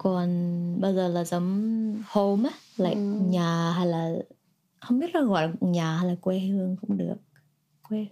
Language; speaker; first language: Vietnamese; early bilingual, heritage; Vietnamese